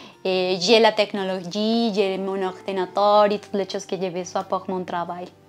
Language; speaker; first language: French; non-native, learner; Spanish